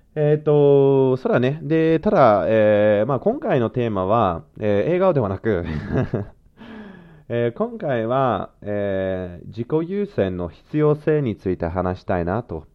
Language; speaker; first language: Japanese; non-native, fluent; English